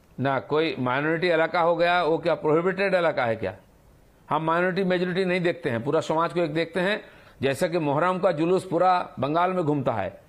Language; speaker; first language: Hindi; non-native, local second language; Bangla